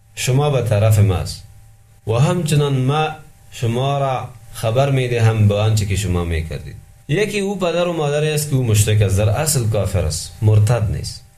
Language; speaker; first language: Persian; native; Persian